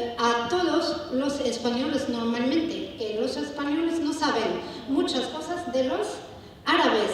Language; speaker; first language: Spanish; non-native, learner; Arabic